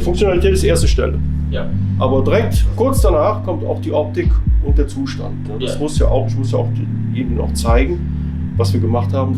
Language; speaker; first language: German; native; German